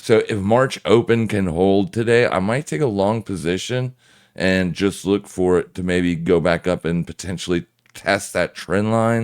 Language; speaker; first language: English; native; English